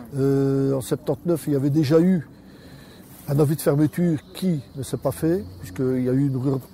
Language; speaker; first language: French; native; French